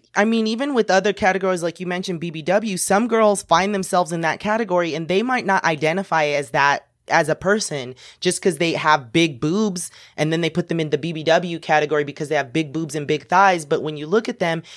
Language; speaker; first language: English; early bilingual, other home language; Spanish